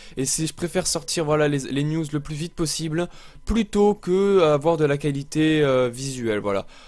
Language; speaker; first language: French; native; French